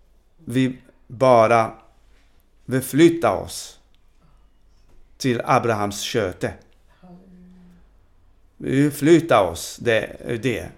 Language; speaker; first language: Swedish; non-native, fluent; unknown